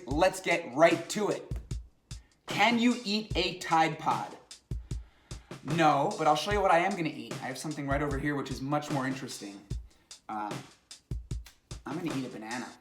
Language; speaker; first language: English; native; English